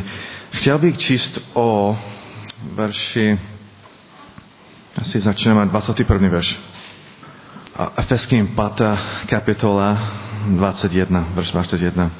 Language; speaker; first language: Czech; non-native, learner; English